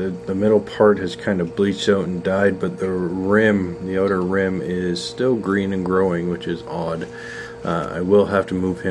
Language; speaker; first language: English; native; English